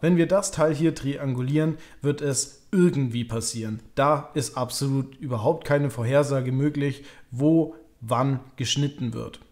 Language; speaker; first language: German; native; German